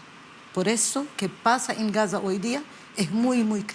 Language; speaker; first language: Spanish; non-native, learner; Arabic